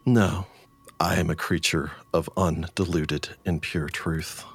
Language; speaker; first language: English; native; English